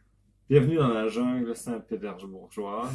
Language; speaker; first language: French; native; French